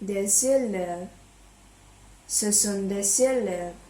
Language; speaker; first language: French; non-native, learner; Chinese